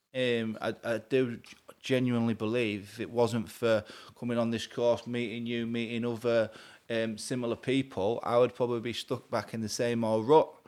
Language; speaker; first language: English; native; English